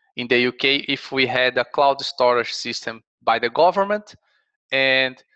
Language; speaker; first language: English; non-native, fluent; Portuguese